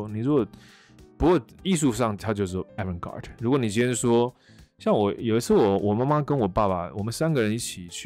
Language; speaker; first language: Chinese; native; Chinese